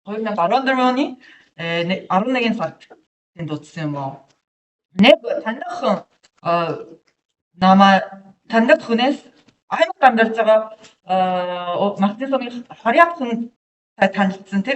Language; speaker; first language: Mongolian; non-native, learner; Japanese